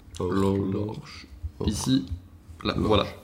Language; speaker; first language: French; non-native, learner; Swedish